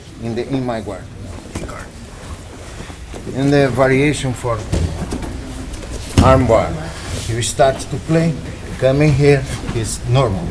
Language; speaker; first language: English; non-native, learner; Portuguese